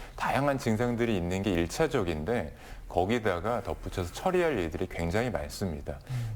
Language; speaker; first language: Korean; native; Korean